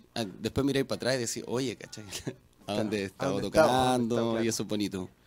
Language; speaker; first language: Spanish; native; Spanish